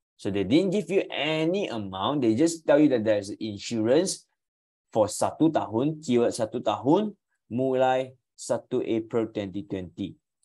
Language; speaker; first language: English; non-native, local second language; Chinese